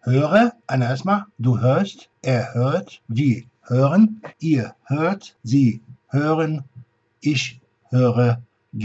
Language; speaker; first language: German; non-native, fluent; Arabic